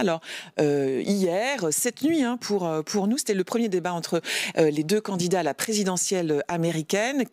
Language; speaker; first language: French; native; French